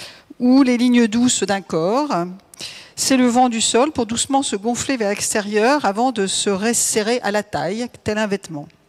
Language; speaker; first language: French; native; French